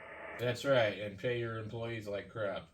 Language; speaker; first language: English; native; English